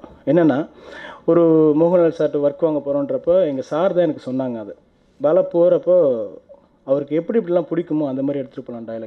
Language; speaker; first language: Tamil; native; Tamil